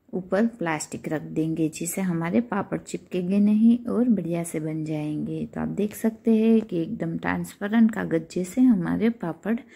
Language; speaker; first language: Hindi; non-native, local second language; Gujarati